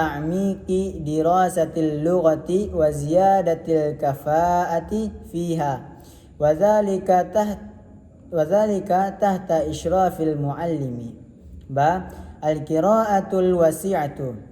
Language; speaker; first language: Arabic; non-native, learner; Indonesian